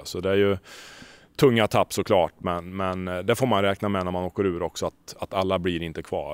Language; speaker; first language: Swedish; native; Swedish